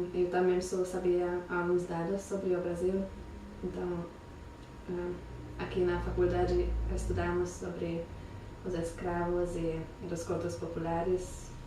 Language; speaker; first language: Portuguese; non-native, fluent; Hungarian